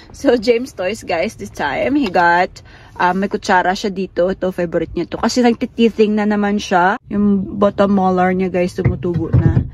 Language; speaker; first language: Filipino; native; Filipino